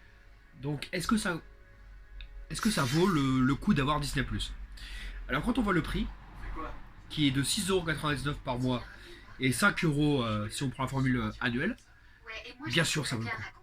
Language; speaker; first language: French; native; French